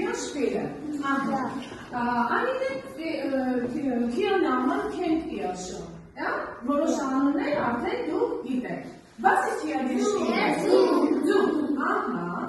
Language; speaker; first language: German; non-native, learner; Armenian